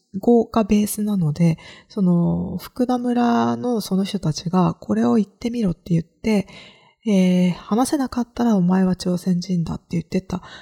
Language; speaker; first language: Japanese; native; Japanese